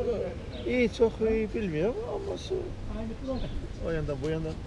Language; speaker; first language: Turkish; early bilingual, heritage; Greek